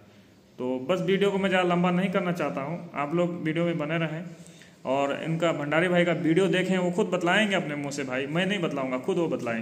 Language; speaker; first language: Hindi; native; Hindi